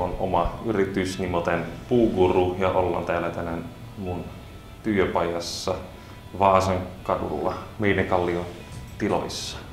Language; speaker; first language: Finnish; non-native, fluent; Dutch